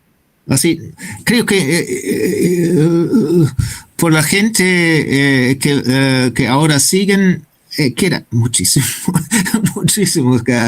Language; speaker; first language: Spanish; non-native, fluent; German